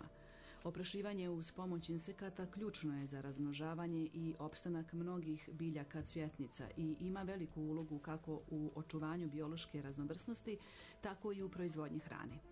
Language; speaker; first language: Serbian; native; Serbian